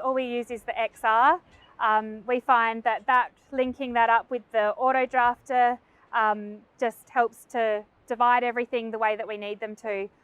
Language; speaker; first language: English; native; English